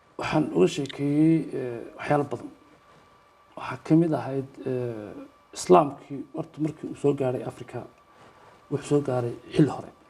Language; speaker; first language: Somali; native; Somali